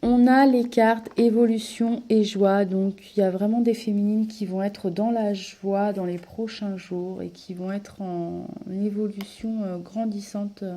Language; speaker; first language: French; native; French